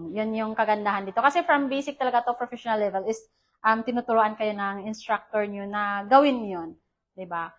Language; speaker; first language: Filipino; native; Filipino